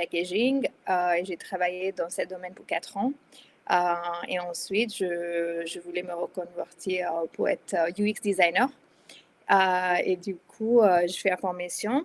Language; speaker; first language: French; non-native, fluent; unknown